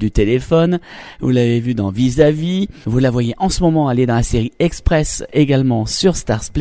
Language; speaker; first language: French; native; French